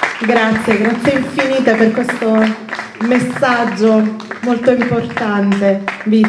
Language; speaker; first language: Italian; native; Italian